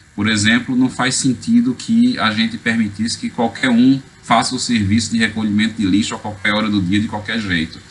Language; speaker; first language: Portuguese; native; Portuguese